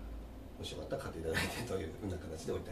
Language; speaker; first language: Japanese; native; Japanese